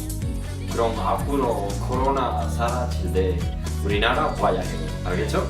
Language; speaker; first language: Korean; non-native, learner; Spanish